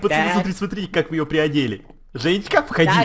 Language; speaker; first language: Russian; native; Russian